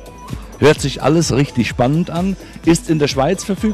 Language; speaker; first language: German; native; German